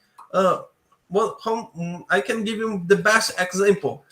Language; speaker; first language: English; non-native, learner; Portuguese